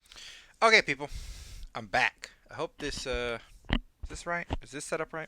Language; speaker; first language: English; native; English